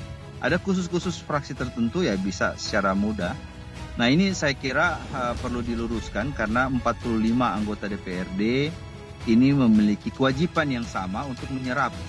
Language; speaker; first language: Indonesian; non-native, local second language; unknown